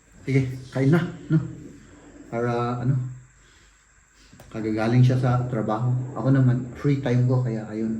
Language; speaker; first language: Filipino; native; Filipino